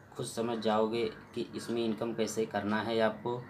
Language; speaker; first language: Hindi; native; Hindi